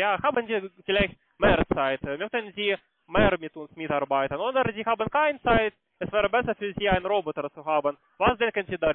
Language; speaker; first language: German; non-native, learner; Russian